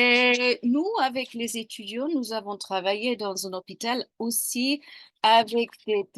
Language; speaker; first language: French; non-native, fluent; English